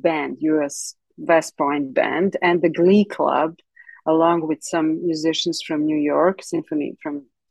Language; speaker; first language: English; non-native, fluent; Serbian